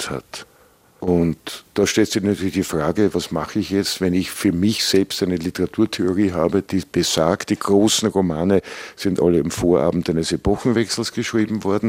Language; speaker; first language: German; native; German